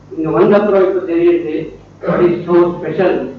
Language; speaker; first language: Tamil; non-native, learner; Kannada